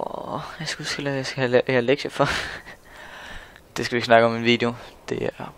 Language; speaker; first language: Danish; native; Danish